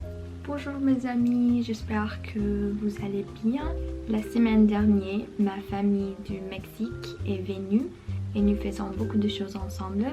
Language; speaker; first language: French; non-native, learner; Spanish